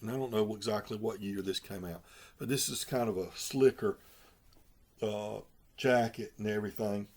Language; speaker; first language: English; native; English